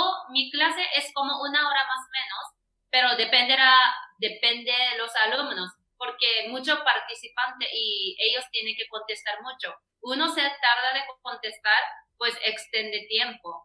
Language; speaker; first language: Spanish; non-native, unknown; Japanese